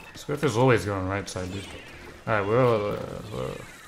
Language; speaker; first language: English; native; English